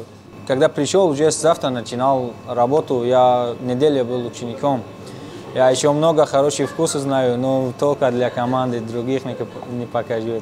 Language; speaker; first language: Russian; non-native, learner; Tajik